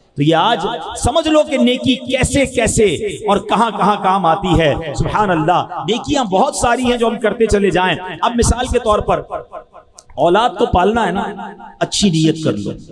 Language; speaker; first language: Urdu; native; Urdu